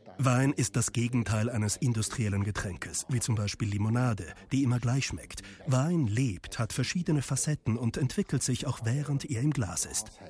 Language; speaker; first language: German; native; German